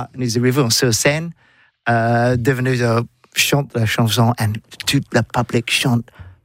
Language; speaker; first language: French; non-native, learner; English